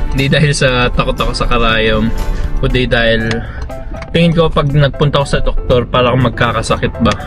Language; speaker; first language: Filipino; native; Filipino